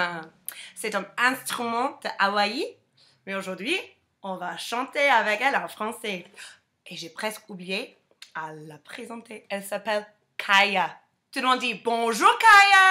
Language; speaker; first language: French; non-native, fluent; English